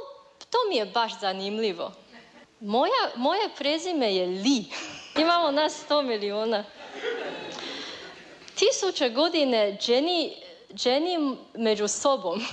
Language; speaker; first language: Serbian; non-native, learner; Chinese